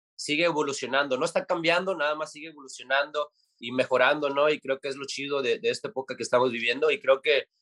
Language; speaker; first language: Spanish; early bilingual, heritage; Spanish